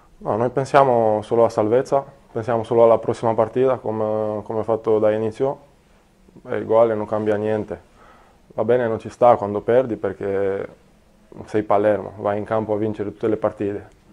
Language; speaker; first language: Italian; non-native, learner; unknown